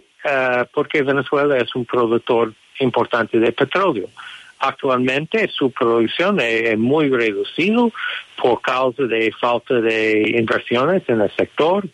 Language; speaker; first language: Spanish; non-native, fluent; English